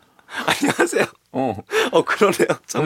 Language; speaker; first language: Korean; early bilingual, heritage; Korean